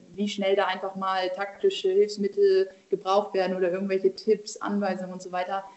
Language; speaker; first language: German; native; German